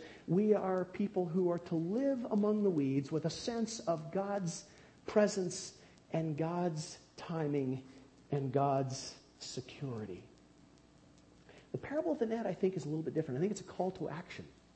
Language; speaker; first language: English; native; English